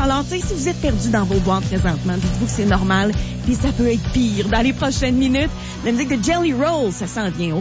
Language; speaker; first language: French; native; French